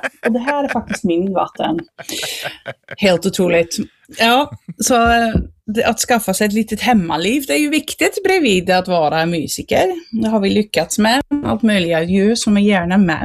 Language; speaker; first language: Swedish; non-native, fluent; Dutch